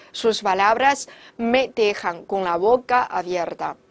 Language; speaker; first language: Spanish; non-native, fluent; Chinese